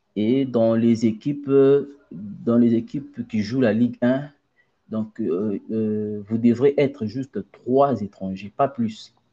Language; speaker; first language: French; non-native, local second language; Luba-Lulua